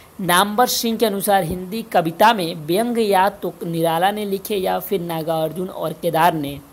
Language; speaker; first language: Hindi; native; Hindi